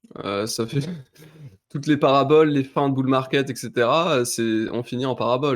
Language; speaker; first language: French; native; French